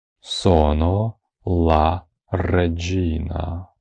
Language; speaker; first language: Italian; non-native, fluent; Ukrainian